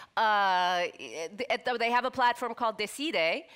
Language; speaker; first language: English; native; English